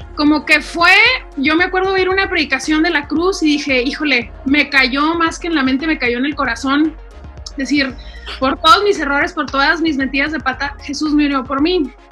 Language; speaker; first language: Spanish; native; Spanish